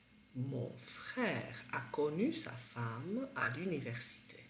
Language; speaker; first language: French; non-native, fluent; Czech